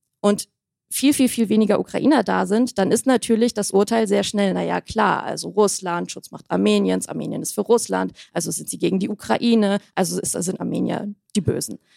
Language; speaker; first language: German; early bilingual, other home language; Armenian